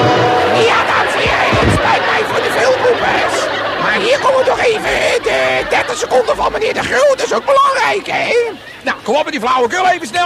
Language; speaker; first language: Dutch; native; Dutch